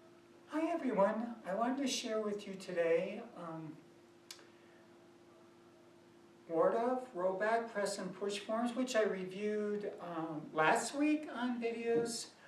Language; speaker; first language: English; native; English